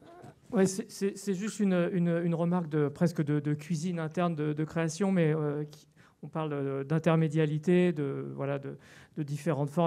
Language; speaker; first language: French; native; French